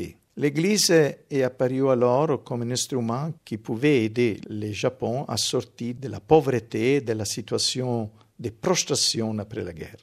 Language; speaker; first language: French; non-native, fluent; Italian